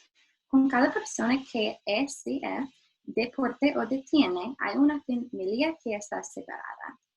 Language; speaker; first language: Spanish; non-native, learner; English